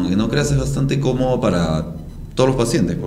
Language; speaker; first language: Spanish; native; Spanish